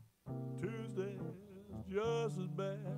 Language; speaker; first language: English; native; English